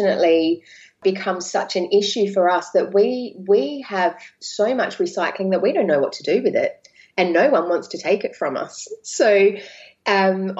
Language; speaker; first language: English; native; English